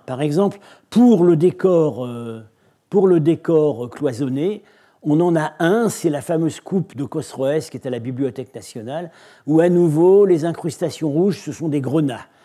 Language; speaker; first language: French; native; French